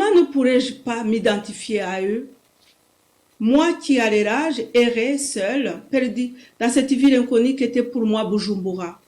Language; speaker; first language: French; non-native, local second language; Kinyarwanda